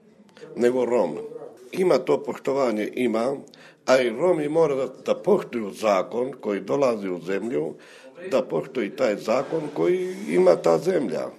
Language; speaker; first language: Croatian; non-native, local second language; Romany